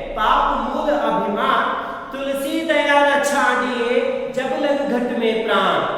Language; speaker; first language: Hindi; non-native, local second language; Kannada